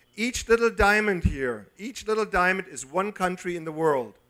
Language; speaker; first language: English; non-native, fluent; German